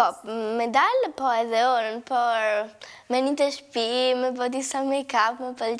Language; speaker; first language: Albanian; early bilingual, heritage; Albanian